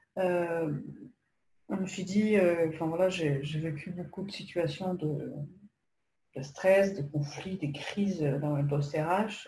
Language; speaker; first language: French; non-native, fluent; Polish